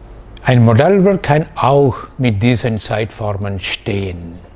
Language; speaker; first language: German; non-native, fluent; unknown